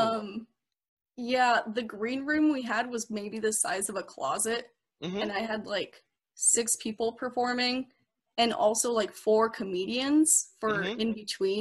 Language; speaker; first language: English; native; English